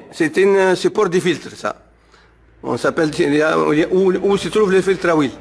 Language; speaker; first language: French; non-native, learner; Arabic